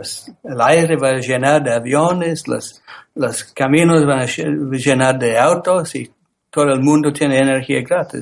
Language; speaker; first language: Spanish; non-native, learner; English